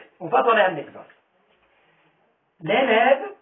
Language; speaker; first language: French; non-native, local second language; Arabic